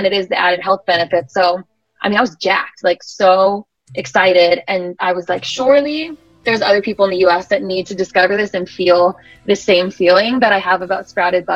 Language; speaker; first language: English; native; English